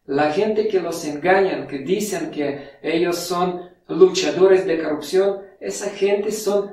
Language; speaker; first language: Spanish; non-native, fluent; Russian